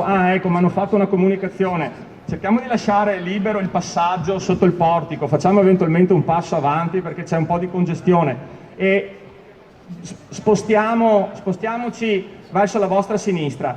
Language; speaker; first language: Italian; native; Italian